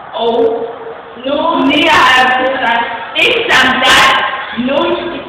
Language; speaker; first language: Danish; early bilingual, other home language; Polish